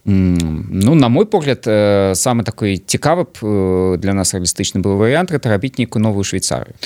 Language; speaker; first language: Belarusian; non-native, local second language; Russian